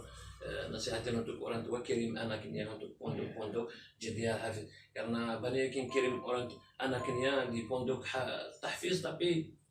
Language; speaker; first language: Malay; non-native, fluent; Arabic